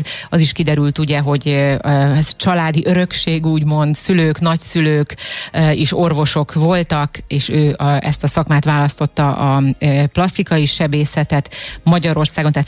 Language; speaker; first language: Hungarian; native; Hungarian